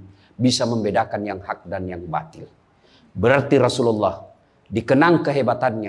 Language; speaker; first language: Indonesian; native; Indonesian